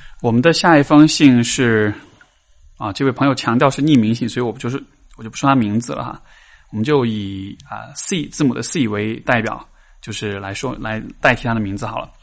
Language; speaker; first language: Chinese; native; Chinese